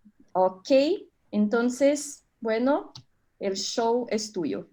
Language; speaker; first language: Spanish; non-native, fluent; Portuguese